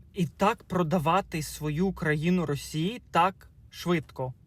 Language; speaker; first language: Ukrainian; early bilingual, heritage; Ukrainian